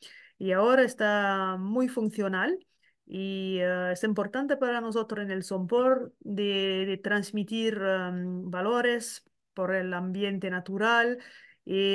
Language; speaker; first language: Spanish; non-native, learner; French